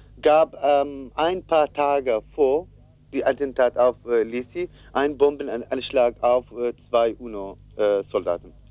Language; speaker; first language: German; non-native, learner; Kurdish